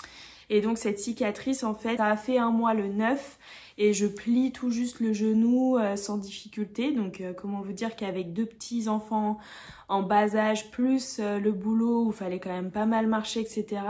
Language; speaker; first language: French; native; French